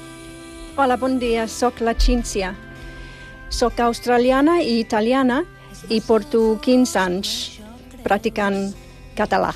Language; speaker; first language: Catalan; non-native, fluent; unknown